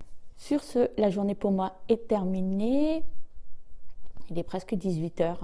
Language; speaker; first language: French; native; French